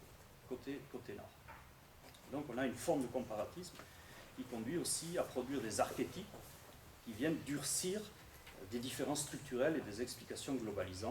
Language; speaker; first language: French; native; French